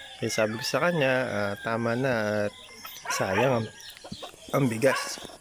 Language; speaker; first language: Filipino; native; Filipino